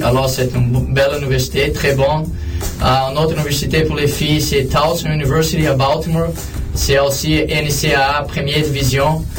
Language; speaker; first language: French; non-native, fluent; Portuguese